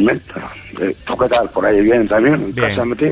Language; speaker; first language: Spanish; native; Spanish